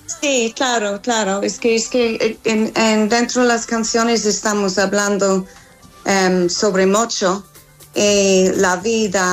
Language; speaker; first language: Spanish; non-native, learner; English